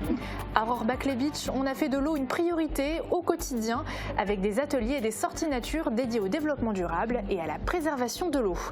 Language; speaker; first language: French; native; French